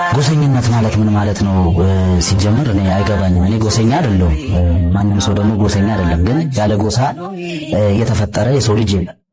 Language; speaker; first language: Amharic; non-native, local second language; Oromo